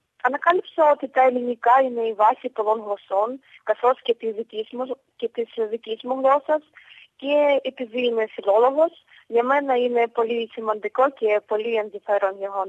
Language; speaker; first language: Greek; non-native, fluent; Ukrainian